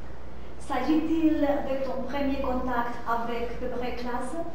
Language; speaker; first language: French; non-native, learner; Spanish